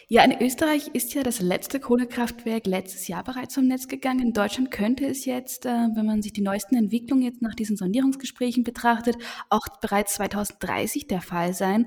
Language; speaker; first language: German; native; German